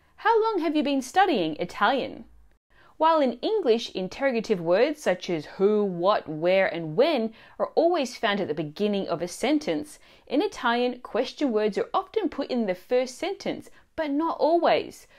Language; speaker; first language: English; early bilingual, other home language; Italian